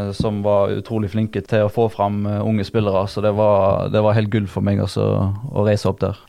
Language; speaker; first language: Norwegian; native; Norwegian